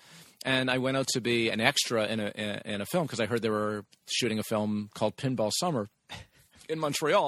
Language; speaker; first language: English; native; English